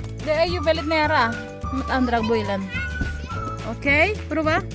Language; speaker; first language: Swedish; non-native, local second language; Indonesian